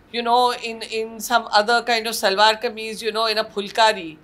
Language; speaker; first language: English; non-native, local second language; Marathi